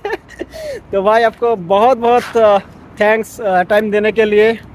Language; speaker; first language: Hindi; non-native, fluent; Bangla